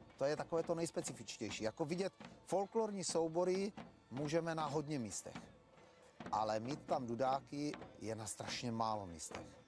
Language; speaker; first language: Czech; early bilingual, other home language; Greek